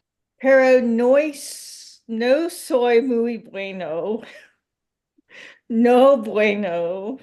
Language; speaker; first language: Spanish; non-native, learner; English